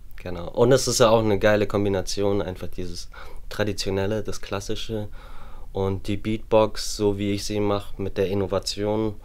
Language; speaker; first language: German; native; German